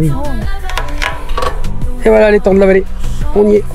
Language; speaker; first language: French; native; French